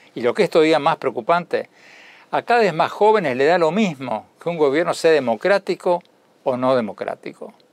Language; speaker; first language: Spanish; native; Spanish